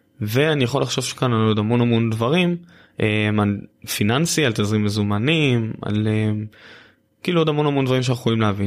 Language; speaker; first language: Hebrew; native; Hebrew